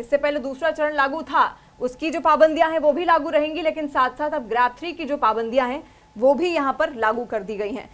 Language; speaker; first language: Hindi; native; Hindi